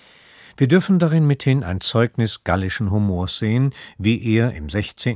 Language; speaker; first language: German; native; German